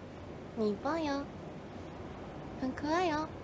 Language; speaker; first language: Chinese; non-native, learner; Japanese